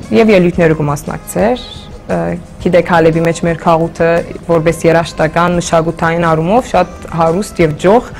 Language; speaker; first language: Armenian; early bilingual, heritage; Armenian